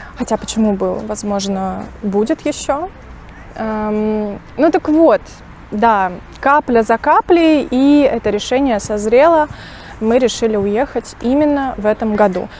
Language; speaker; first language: Russian; native; Russian